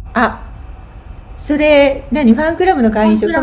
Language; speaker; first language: Japanese; native; Japanese